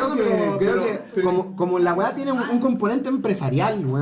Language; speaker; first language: Spanish; native; Spanish